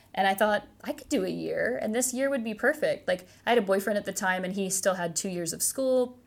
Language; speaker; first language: English; native; English